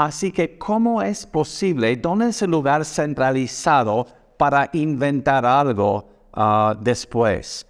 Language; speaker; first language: Spanish; non-native, fluent; English